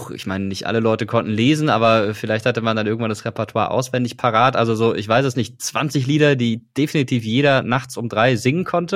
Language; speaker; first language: German; native; German